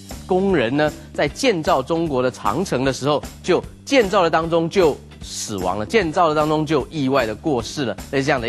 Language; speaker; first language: Chinese; native; Chinese